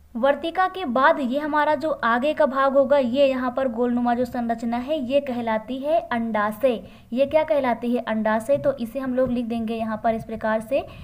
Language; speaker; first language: Hindi; native; Hindi